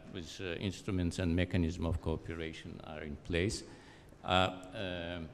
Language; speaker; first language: English; non-native, fluent; Azerbaijani